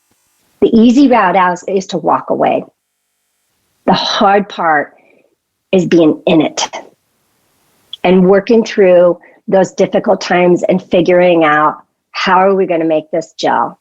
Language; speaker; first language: English; native; English